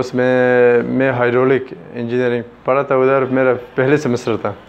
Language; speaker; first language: Urdu; non-native, learner; Pashto